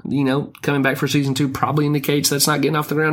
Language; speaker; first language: English; native; English